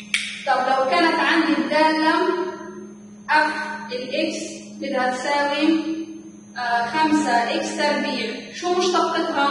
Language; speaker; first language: Arabic; native; Arabic